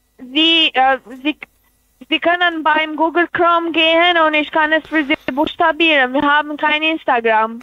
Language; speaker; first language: German; non-native, fluent; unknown